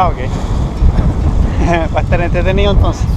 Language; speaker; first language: Spanish; native; Spanish